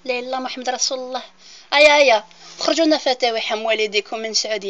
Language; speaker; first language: Arabic; native; Arabic